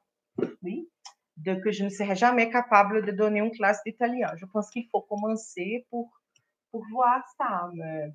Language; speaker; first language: French; non-native, fluent; Portuguese